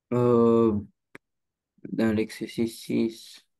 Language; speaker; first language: French; non-native, learner; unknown